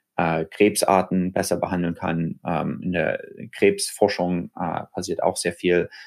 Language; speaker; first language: German; native; German